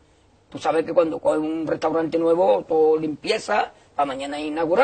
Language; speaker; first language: Spanish; native; Spanish